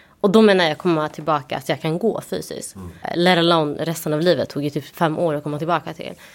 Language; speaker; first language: Swedish; early bilingual, other home language; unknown